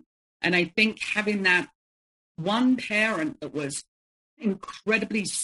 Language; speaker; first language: English; native; English